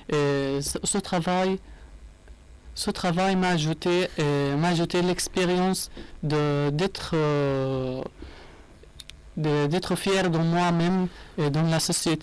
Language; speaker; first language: French; non-native, learner; Arabic